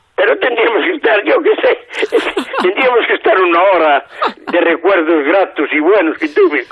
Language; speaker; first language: Spanish; native; Spanish